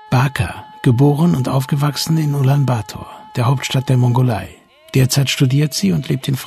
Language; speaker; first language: German; native; German